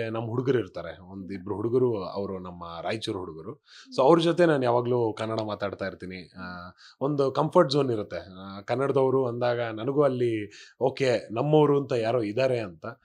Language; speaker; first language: Kannada; non-native, local second language; Kodava